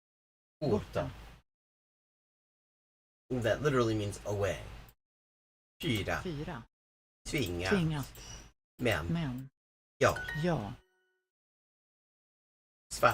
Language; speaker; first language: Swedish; non-native, learner; English